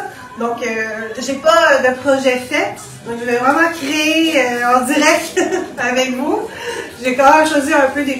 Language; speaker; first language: French; native; French